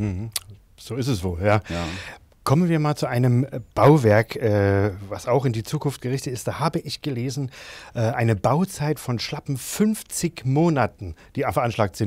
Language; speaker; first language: German; native; German